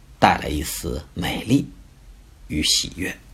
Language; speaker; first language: Chinese; native; Chinese